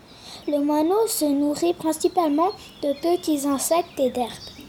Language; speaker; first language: French; native; French